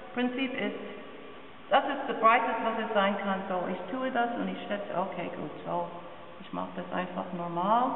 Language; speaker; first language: German; non-native, learner; English